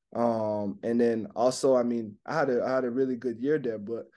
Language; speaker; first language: English; non-native, fluent; French